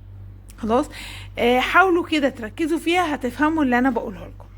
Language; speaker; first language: Arabic; native; Arabic